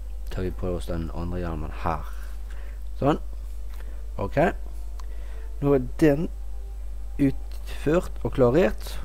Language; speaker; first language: Norwegian; native; Norwegian